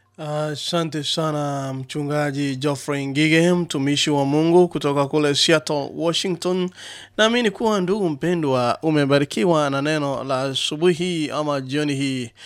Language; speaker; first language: Swahili; non-native, local second language; Gusii